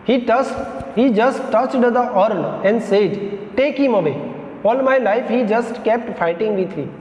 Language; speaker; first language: English; non-native, local second language; Gujarati